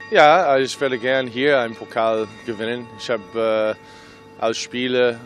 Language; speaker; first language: German; non-native, fluent; English